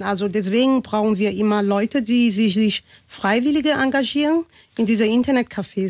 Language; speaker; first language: German; non-native, fluent; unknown